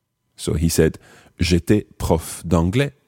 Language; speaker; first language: French; non-native, fluent; English